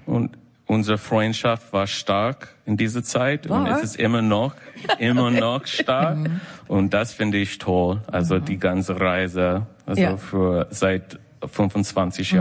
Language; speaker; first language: German; non-native, fluent; English